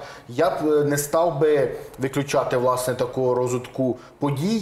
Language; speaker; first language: Ukrainian; native; Ukrainian